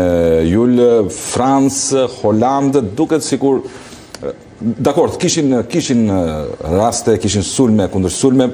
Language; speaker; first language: Albanian; native; Albanian